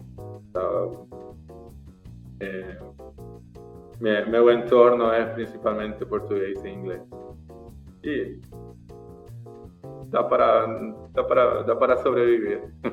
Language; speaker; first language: Portuguese; non-native, learner; Spanish